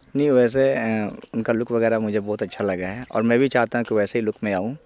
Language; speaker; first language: Hindi; native; Hindi